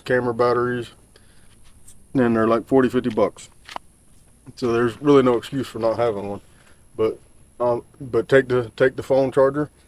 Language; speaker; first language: English; native; English